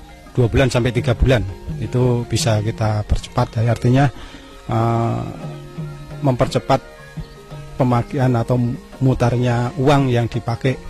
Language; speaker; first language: Indonesian; non-native, local second language; Javanese